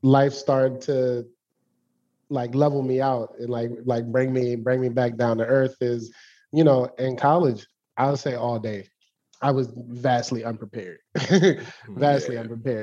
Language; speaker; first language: English; native; English